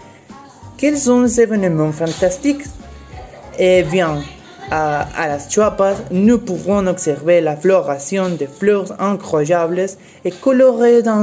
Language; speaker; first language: French; non-native, learner; Spanish